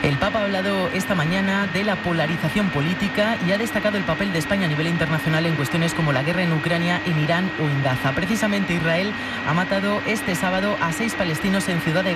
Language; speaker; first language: Spanish; native; Spanish